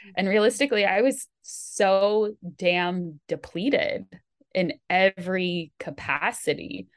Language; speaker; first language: English; native; English